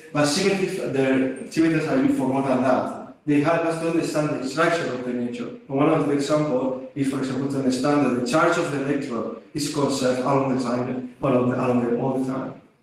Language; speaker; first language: English; non-native, fluent; Spanish